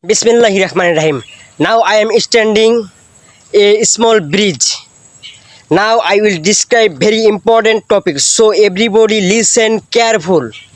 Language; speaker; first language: English; non-native, local second language; Bangla